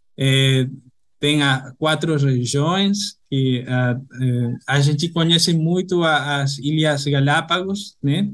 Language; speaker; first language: Portuguese; non-native, fluent; Spanish